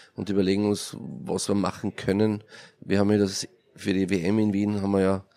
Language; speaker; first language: German; native; German